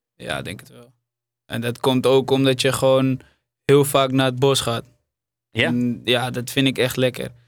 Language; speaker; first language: Dutch; native; Dutch